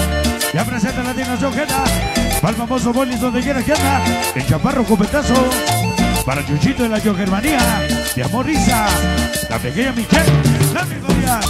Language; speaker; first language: Spanish; native; Spanish